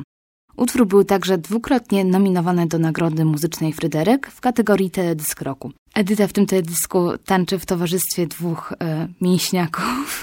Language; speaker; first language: Polish; native; Polish